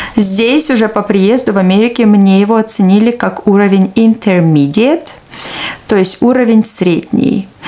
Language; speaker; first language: Russian; native; Russian